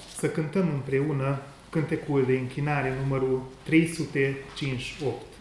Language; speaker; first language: Romanian; non-native, local second language; Hungarian